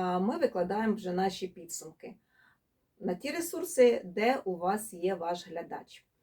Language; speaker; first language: Ukrainian; non-native, local second language; Russian